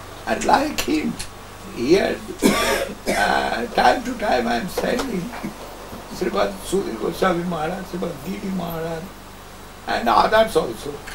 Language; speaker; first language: English; non-native, local second language; Bangla